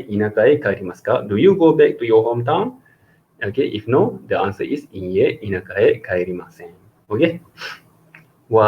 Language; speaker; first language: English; non-native, local second language; Malay